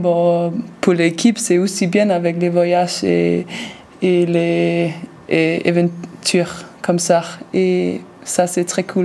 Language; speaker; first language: French; non-native, learner; Danish